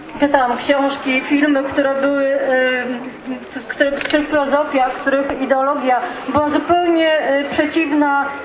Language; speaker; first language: Polish; native; Polish